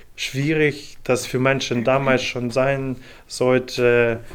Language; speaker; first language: German; non-native, fluent; Ukrainian